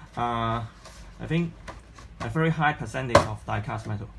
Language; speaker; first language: English; non-native, local second language; Cantonese